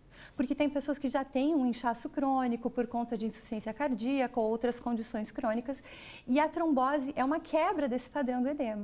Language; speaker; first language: Portuguese; native; Portuguese